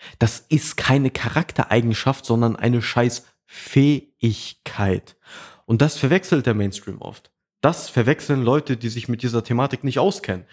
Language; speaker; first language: German; early bilingual, other home language; Russian